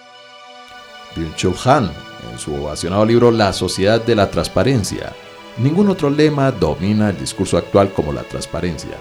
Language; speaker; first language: Spanish; native; Spanish